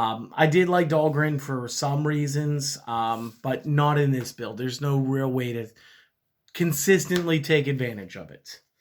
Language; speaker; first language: English; native; English